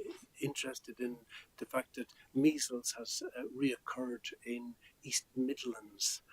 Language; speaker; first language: English; native; English